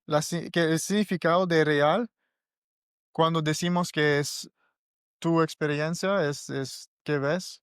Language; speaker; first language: Spanish; non-native, learner; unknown